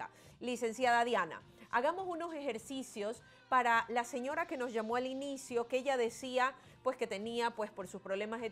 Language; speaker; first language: Spanish; native; Spanish